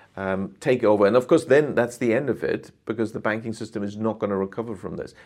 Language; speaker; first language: English; non-native, fluent; German